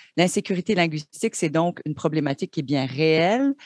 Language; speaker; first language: French; native; French